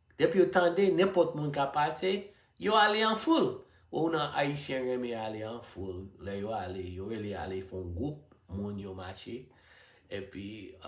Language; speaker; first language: Haitian Creole; early bilingual, other home language; English